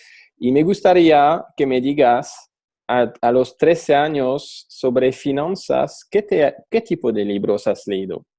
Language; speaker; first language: Spanish; non-native, fluent; French